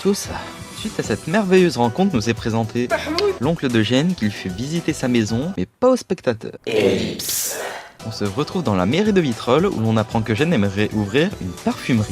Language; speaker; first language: French; native; French